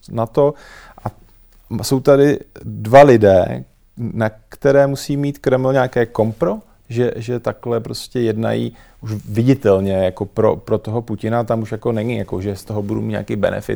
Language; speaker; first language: Czech; native; Czech